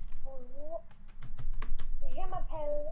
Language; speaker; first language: French; non-native, learner; Chinese